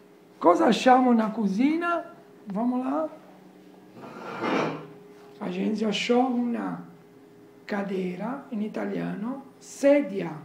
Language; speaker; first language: Portuguese; non-native, fluent; Italian